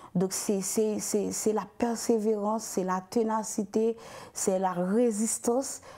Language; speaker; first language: French; non-native, local second language; Haitian Creole